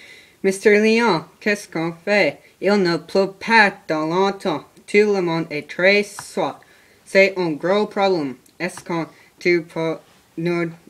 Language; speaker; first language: French; non-native, learner; English